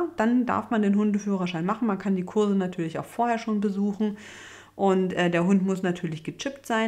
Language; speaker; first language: German; native; German